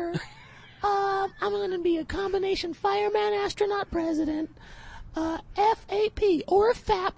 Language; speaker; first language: English; native; English